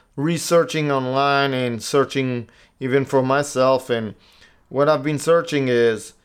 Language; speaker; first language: English; non-native, fluent; Portuguese